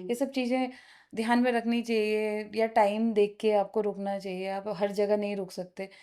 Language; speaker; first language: Hindi; non-native, local second language; Nepali